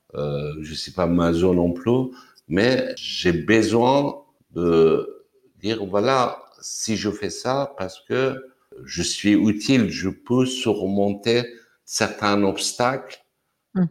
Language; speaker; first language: French; non-native, fluent; Persian